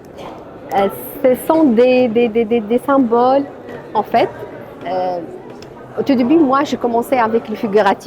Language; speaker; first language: French; non-native, local second language; Arabic